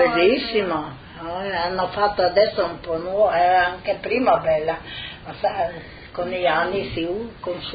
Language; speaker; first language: Italian; non-native, fluent; Slovenian